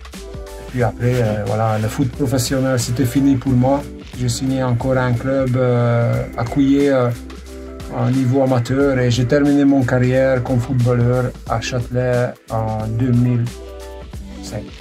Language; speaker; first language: French; non-native, local second language; Hungarian